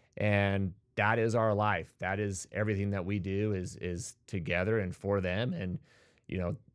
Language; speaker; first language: English; native; English